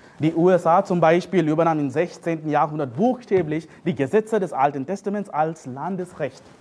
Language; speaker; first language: German; non-native, fluent; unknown